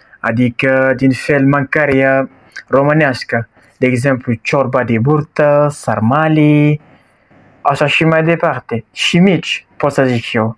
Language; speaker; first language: Romanian; non-native, learner; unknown